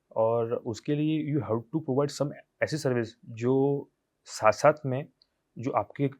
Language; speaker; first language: Hindi; non-native, local second language; Gujarati